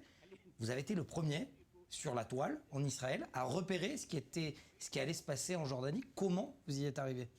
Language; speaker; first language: French; native; French